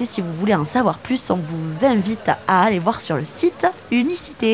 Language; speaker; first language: French; native; French